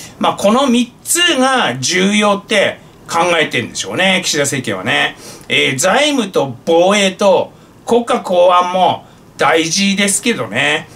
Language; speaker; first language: Japanese; native; Japanese